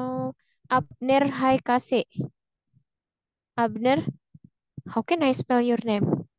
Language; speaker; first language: English; non-native, fluent; Indonesian